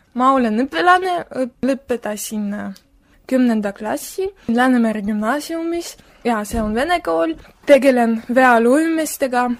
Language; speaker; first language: Estonian; non-native, local second language; Russian